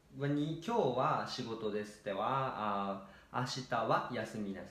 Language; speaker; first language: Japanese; non-native, fluent; Thai